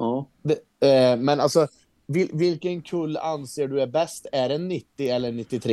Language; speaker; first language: Swedish; native; Swedish